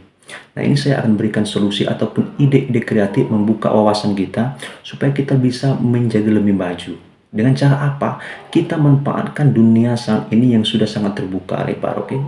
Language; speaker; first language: Indonesian; native; Indonesian